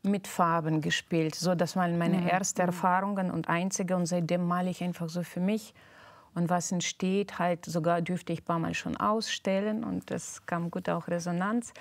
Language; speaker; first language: German; non-native, fluent; Russian